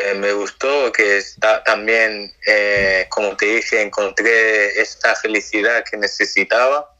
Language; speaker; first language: Spanish; non-native, fluent; Nigerian Pidgin